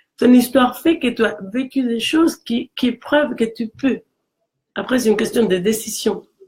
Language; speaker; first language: French; non-native, fluent; Spanish